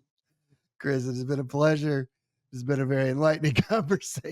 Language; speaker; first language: English; native; English